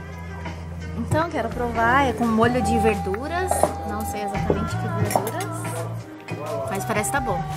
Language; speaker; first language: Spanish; non-native, learner; Portuguese